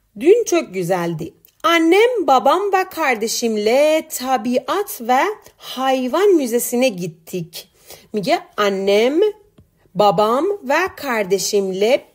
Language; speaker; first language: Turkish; non-native, fluent; Persian